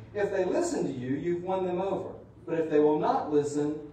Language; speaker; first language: English; native; English